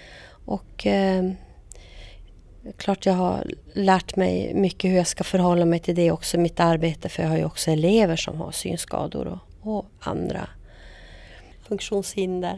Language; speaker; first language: Swedish; native; Swedish